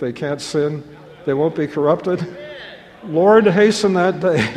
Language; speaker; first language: English; native; English